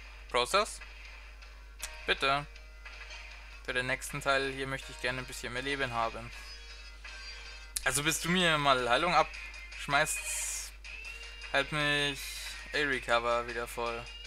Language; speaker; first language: German; native; German